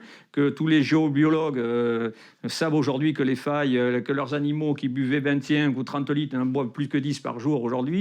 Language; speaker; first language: French; native; French